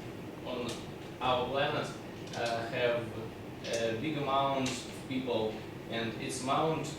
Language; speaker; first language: English; non-native, learner; Russian